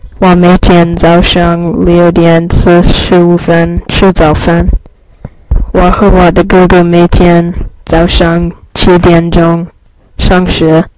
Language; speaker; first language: Chinese; non-native, learner; English